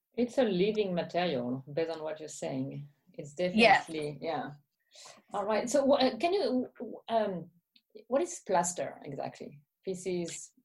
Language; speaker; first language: English; non-native, fluent; French